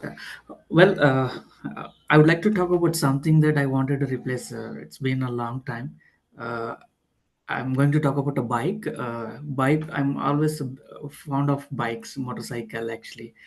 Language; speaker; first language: English; non-native, fluent; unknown